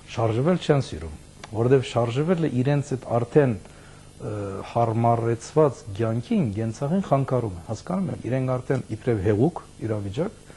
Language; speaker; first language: Armenian; early bilingual, heritage; Armenian